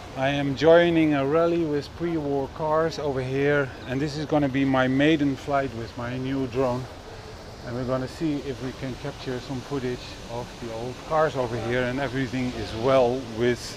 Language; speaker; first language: English; non-native, fluent; Dutch